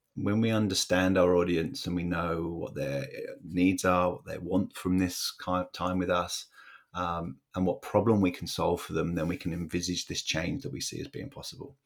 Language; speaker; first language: English; native; English